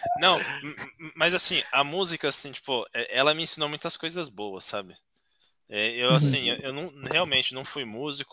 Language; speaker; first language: Portuguese; native; Portuguese